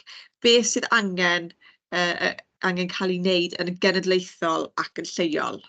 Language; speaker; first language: Welsh; native; Welsh